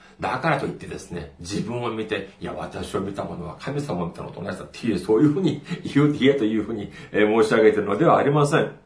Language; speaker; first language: Japanese; non-native, fluent; Korean